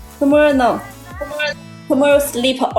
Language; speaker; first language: English; non-native, learner; Thai